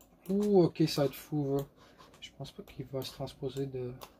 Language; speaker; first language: French; native; French